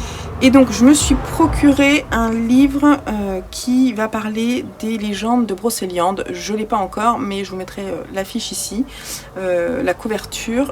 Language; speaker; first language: French; native; French